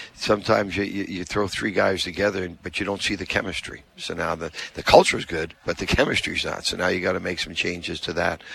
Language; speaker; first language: English; native; English